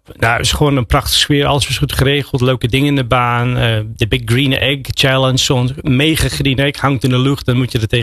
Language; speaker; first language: Dutch; non-native, fluent; English